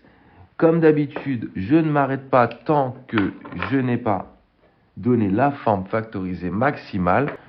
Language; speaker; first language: French; native; French